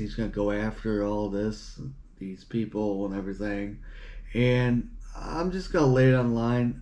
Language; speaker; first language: English; native; English